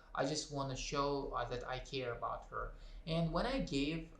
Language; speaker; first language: English; non-native, learner; Uzbek